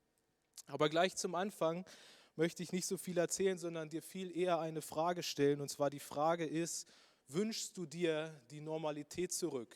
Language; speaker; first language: German; native; German